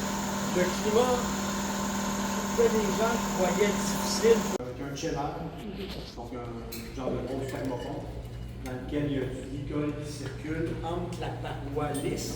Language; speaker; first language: French; native; French